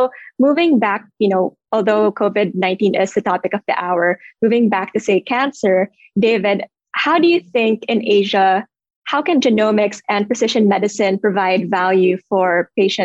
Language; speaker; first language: English; non-native, local second language; Filipino